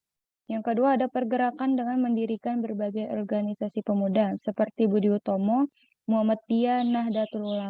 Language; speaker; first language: Indonesian; native; Indonesian